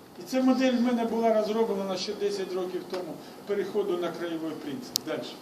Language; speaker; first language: Ukrainian; non-native, local second language; Russian